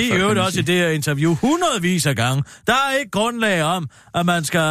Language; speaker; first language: Danish; native; Danish